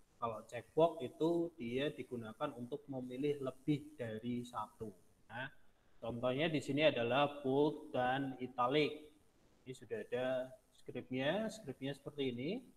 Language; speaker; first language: Indonesian; non-native, local second language; Javanese